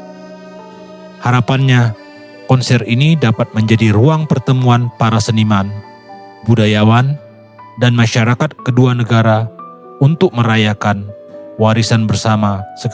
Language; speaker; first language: Indonesian; native; Indonesian